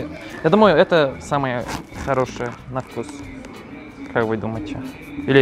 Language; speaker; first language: Russian; non-native, local second language; Kazakh